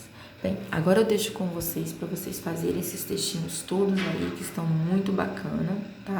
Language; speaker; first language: Portuguese; native; Portuguese